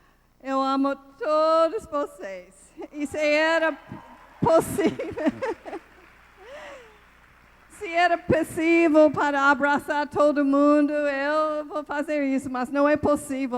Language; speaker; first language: Portuguese; non-native, learner; English